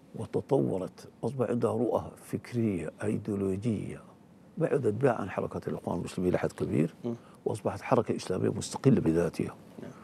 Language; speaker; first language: Arabic; native; Arabic